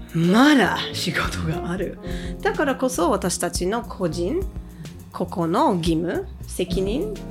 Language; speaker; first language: Japanese; non-native, fluent; English